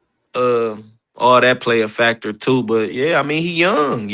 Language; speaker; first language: English; native; English